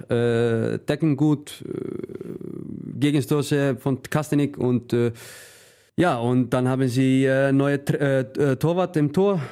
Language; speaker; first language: German; non-native, fluent; Icelandic